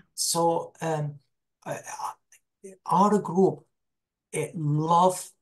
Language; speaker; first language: English; non-native, fluent; Arabic